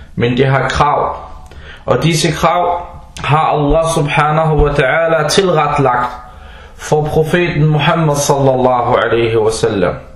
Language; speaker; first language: Danish; non-native, fluent; Arabic